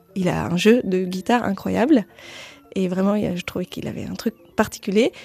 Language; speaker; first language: French; native; French